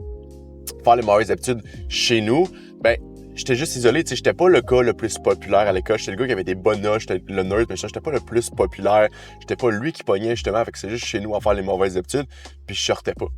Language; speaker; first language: French; native; French